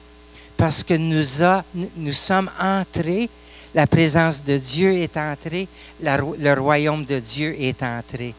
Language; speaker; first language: French; non-native, local second language; English